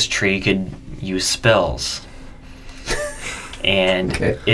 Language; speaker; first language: English; native; English